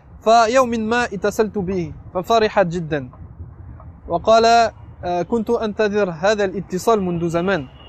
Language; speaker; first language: Arabic; non-native, fluent; French